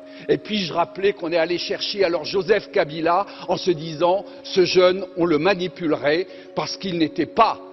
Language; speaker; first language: French; native; French